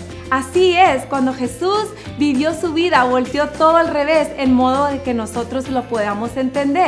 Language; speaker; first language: Spanish; native; Spanish